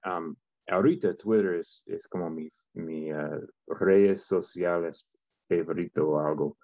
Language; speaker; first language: Spanish; non-native, learner; English